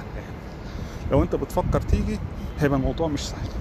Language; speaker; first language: Arabic; native; Arabic